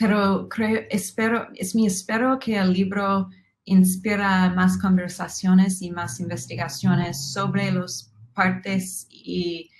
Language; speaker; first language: Spanish; non-native, fluent; English